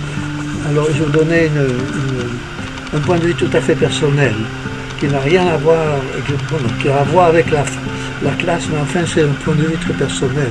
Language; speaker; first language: French; native; French